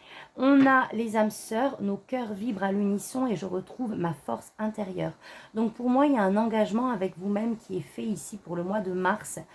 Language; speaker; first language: French; native; French